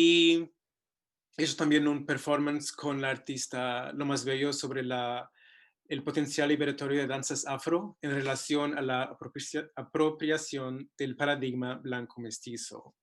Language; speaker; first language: Spanish; non-native, fluent; English